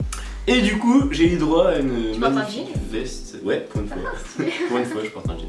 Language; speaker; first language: French; native; French